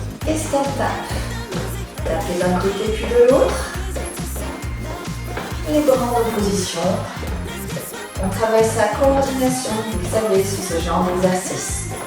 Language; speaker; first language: French; native; French